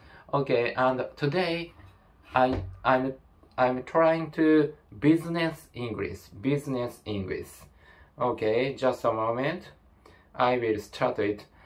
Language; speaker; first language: English; non-native, learner; Japanese